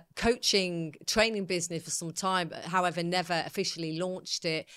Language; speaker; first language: English; native; English